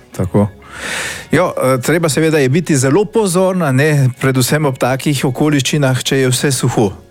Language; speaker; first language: Slovenian; native; Slovenian